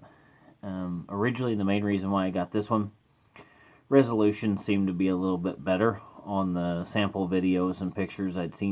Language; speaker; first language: English; native; English